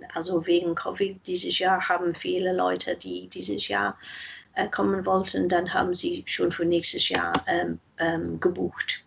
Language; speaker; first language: German; non-native, fluent; English